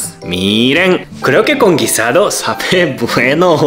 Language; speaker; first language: Spanish; non-native, learner; Japanese